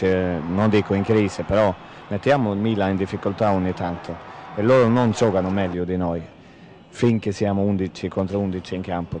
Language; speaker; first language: Italian; non-native, fluent; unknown